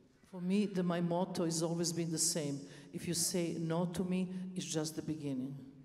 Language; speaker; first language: English; non-native, fluent; Serbian